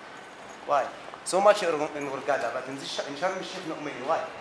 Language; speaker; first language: English; non-native, learner; Arabic